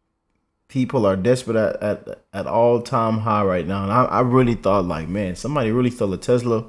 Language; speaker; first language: English; native; English